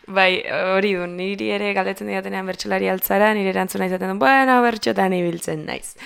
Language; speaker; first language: Basque; native; Basque